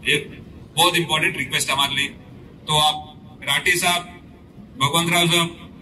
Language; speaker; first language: Hindi; non-native, local second language; Telugu